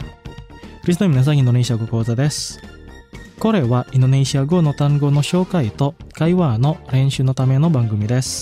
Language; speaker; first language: Japanese; non-native, fluent; Indonesian